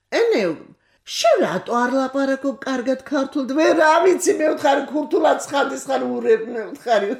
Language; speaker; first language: Georgian; non-native, local second language; Kurdish